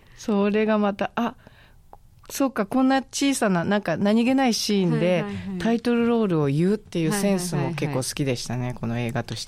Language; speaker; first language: Japanese; native; Japanese